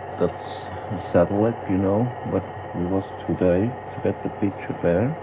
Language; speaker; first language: English; non-native, learner; German